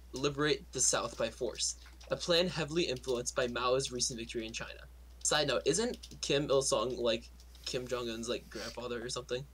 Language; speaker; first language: English; early bilingual, other home language; Russian